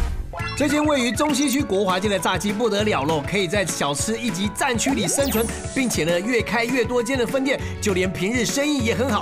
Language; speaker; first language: Chinese; native; Chinese